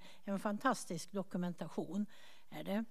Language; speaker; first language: Swedish; native; Swedish